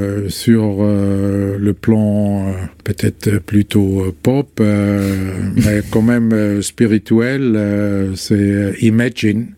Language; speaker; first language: French; non-native, fluent; German